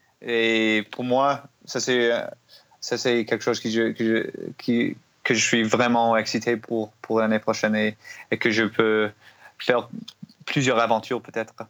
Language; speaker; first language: French; non-native, learner; English